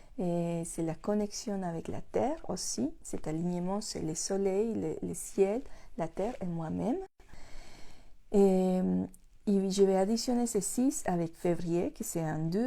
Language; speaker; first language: French; non-native, fluent; Spanish